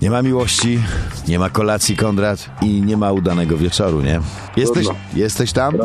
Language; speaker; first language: Polish; native; Polish